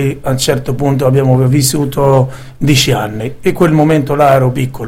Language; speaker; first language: Italian; non-native, learner; Arabic